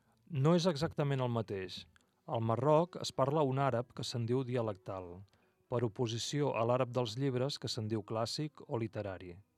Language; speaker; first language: Catalan; native; Catalan